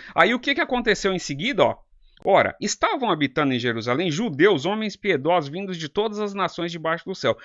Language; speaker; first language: Portuguese; native; Portuguese